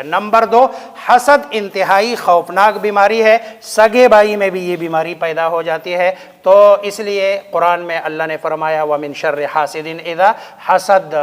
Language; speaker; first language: Urdu; native; Urdu